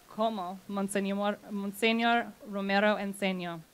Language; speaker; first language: Spanish; non-native, fluent; English